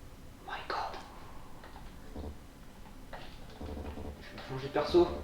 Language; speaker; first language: French; native; French